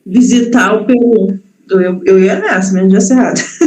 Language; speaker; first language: Portuguese; native; Portuguese